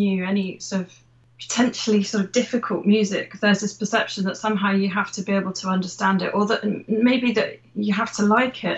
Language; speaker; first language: English; native; English